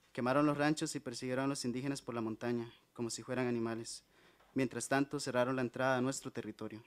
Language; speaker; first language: Spanish; native; Spanish